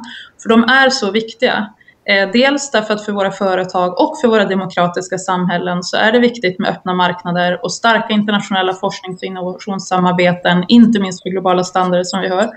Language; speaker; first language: Swedish; native; Swedish